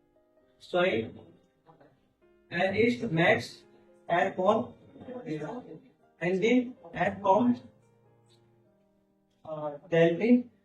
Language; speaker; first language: German; non-native, learner; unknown